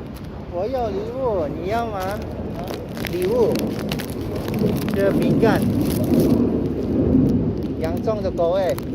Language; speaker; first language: Chinese; non-native, learner; Filipino